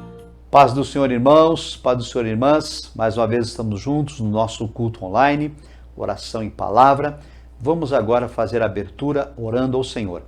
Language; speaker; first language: Portuguese; native; Portuguese